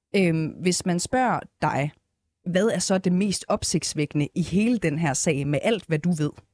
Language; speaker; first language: Danish; native; Danish